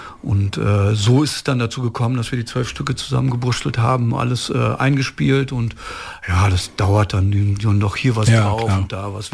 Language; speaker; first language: German; native; German